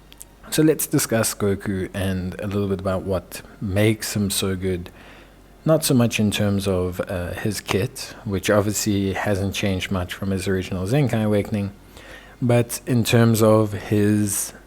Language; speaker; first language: English; native; English